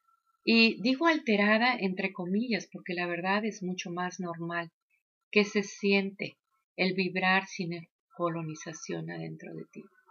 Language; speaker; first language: Spanish; native; Spanish